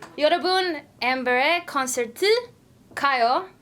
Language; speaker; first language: Korean; non-native, learner; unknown